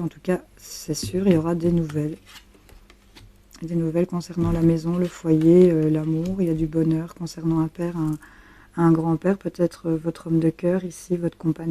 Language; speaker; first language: French; native; French